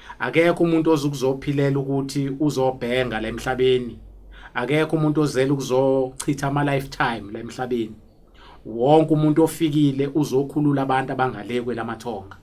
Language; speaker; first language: Zulu; native; Zulu